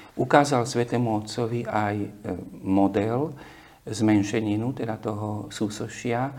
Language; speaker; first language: Slovak; native; Slovak